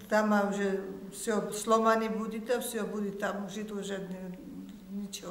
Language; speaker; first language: Russian; non-native, local second language; Georgian